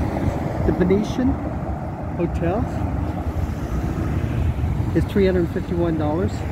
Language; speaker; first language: English; native; English